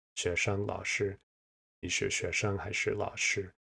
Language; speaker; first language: Chinese; non-native, fluent; English